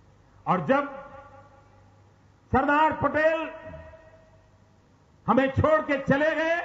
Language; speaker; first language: Hindi; non-native, local second language; Gujarati